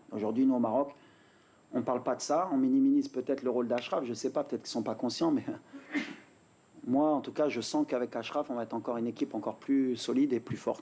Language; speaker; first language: French; native; French